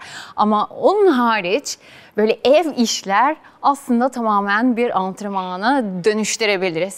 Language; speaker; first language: Turkish; non-native, fluent; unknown